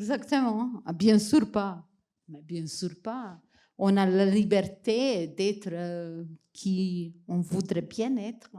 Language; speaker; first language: French; non-native, fluent; Macedonian